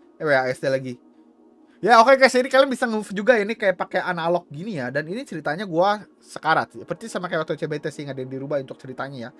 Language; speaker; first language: Indonesian; native; Indonesian